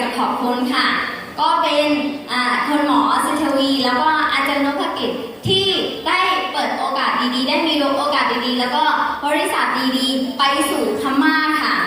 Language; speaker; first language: Thai; non-native, fluent; Burmese